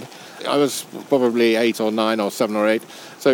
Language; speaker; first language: English; native; English